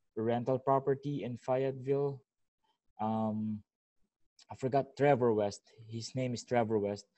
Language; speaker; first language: English; non-native, local second language; Filipino